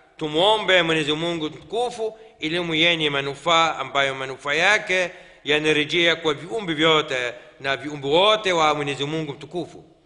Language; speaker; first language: Swahili; non-native, fluent; Arabic